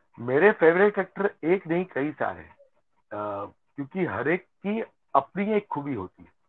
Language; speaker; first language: Hindi; native; Hindi